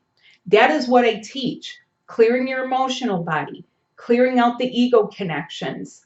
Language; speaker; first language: English; native; English